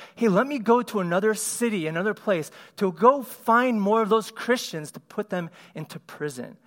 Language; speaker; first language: English; native; English